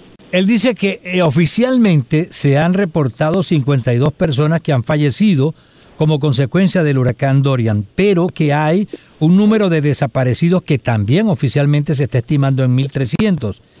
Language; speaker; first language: Spanish; native; Spanish